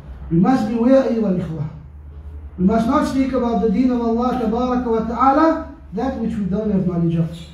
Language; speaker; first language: English; native; English